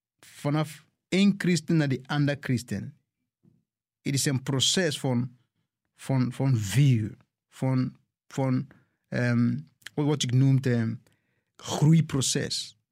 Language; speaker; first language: Dutch; non-native, fluent; English